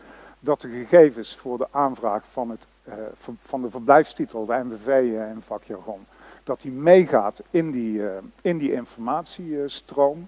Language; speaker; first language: Dutch; native; Dutch